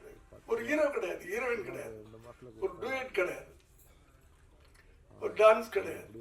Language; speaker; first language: Tamil; native; Tamil